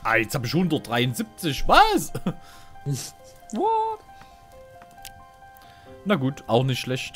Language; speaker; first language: German; native; German